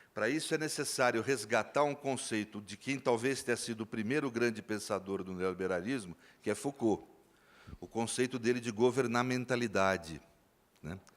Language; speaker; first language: Portuguese; native; Portuguese